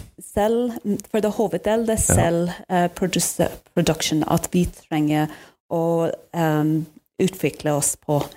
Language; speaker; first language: Norwegian; non-native, fluent; English